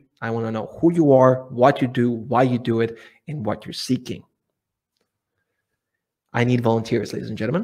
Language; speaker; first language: English; non-native, fluent; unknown